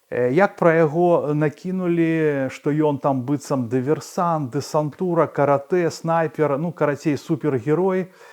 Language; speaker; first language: Belarusian; non-native, local second language; Russian